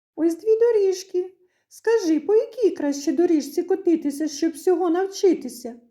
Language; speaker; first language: Ukrainian; native; Ukrainian